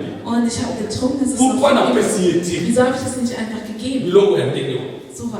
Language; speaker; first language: German; non-native, fluent; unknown